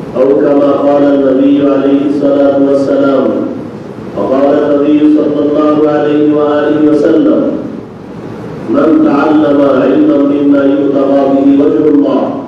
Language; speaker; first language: Arabic; non-native, fluent; Bangla